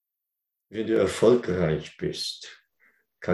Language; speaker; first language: German; non-native, learner; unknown